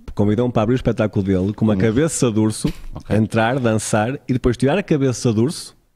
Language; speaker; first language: Portuguese; native; Portuguese